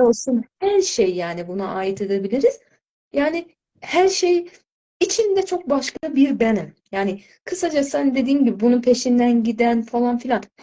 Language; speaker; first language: Turkish; non-native, fluent; Azerbaijani